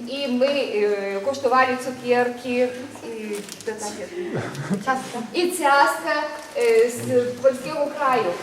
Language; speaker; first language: Polish; non-native, learner; Lithuanian